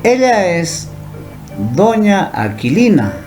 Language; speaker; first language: Spanish; non-native, local second language; Quechua